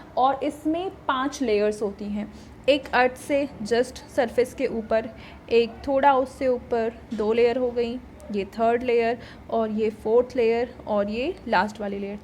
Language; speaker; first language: Hindi; native; Hindi